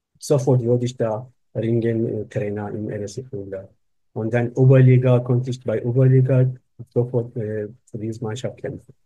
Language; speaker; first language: German; non-native, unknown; Persian